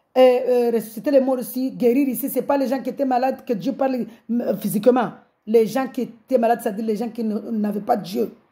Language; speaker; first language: French; non-native, local second language; Comorian